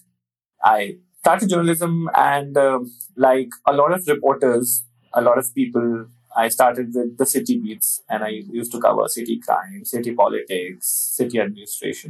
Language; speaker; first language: English; non-native, local second language; Hindi